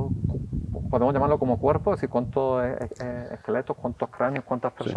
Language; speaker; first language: Spanish; native; Spanish